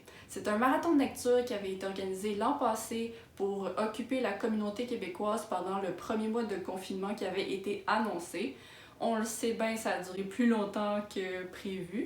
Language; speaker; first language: French; native; French